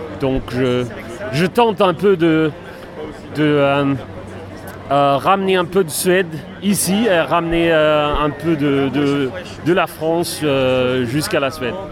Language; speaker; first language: French; non-native, fluent; Swedish